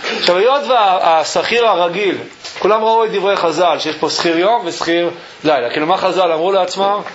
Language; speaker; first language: Hebrew; early bilingual, other home language; English